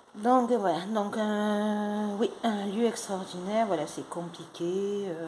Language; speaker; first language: French; non-native, fluent; Spanish